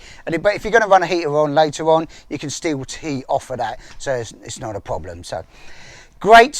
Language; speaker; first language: English; native; English